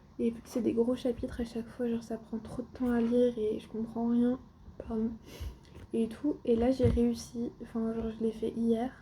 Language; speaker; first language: French; native; French